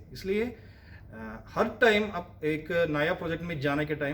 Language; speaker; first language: Hindi; non-native, local second language; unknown